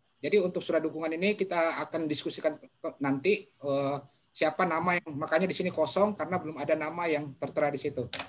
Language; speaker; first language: Indonesian; native; Indonesian